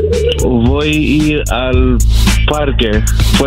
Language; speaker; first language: Spanish; non-native, learner; English